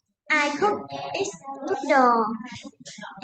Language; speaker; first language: English; non-native, learner; Vietnamese